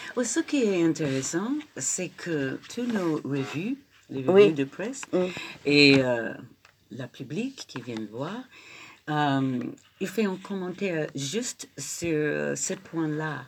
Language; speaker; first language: French; non-native, fluent; English